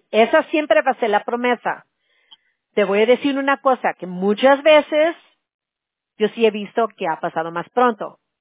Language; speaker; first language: Spanish; early bilingual, heritage; Spanish